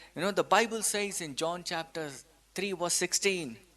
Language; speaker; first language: English; non-native, local second language; Telugu